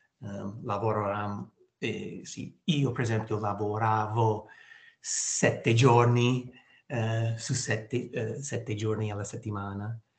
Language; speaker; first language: Italian; non-native, learner; English